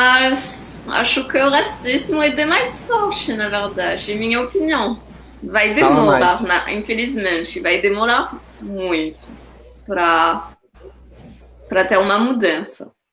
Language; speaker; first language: Portuguese; non-native, fluent; French